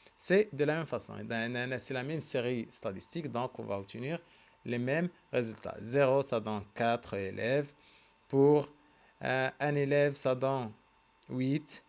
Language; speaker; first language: French; non-native, local second language; Arabic